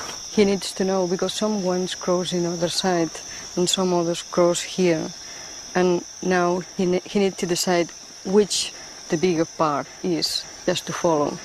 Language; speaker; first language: English; non-native, fluent; Spanish